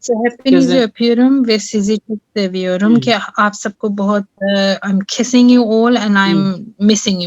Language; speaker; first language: Turkish; non-native, learner; Urdu